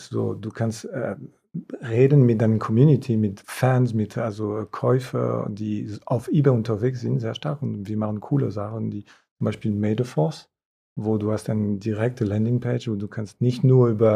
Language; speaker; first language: German; non-native, fluent; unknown